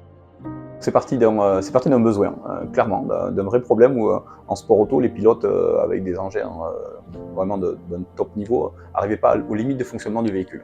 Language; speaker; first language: French; native; French